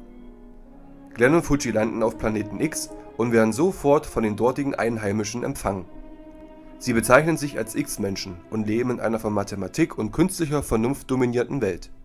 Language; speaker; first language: German; native; German